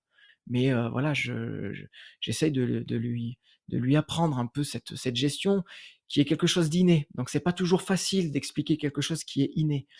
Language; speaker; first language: French; native; French